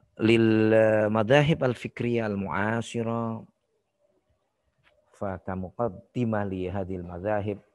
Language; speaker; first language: Arabic; non-native, fluent; Indonesian